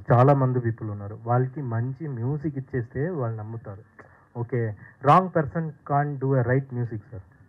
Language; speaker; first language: Telugu; non-native, fluent; Tamil